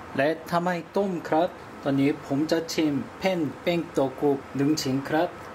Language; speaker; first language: Thai; non-native, learner; Korean